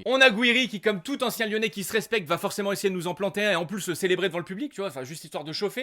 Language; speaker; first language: French; native; French